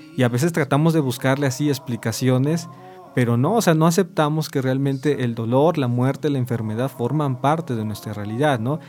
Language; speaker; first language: Spanish; native; Spanish